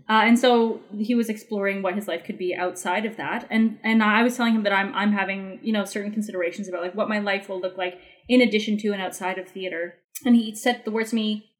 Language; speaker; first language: English; early bilingual, other home language; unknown